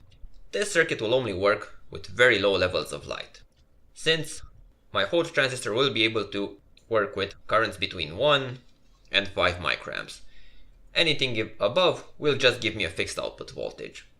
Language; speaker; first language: English; non-native, fluent; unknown